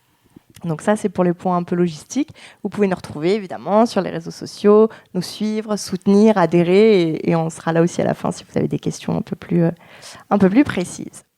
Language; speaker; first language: French; native; French